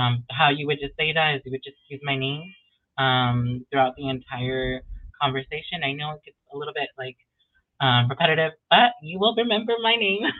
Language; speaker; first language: English; early bilingual, other home language; Spanish